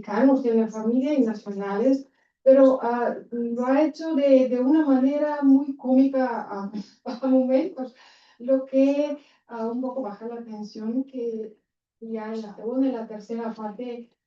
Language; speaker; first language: Spanish; non-native, fluent; Bulgarian